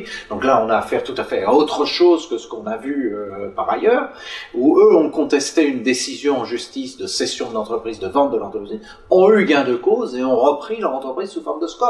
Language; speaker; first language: French; native; French